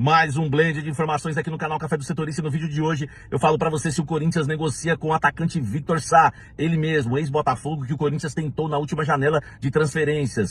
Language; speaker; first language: Portuguese; native; Portuguese